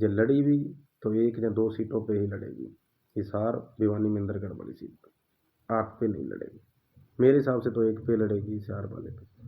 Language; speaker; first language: Hindi; non-native, local second language; Punjabi